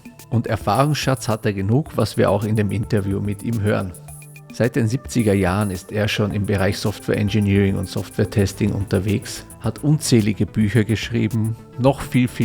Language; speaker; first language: German; native; German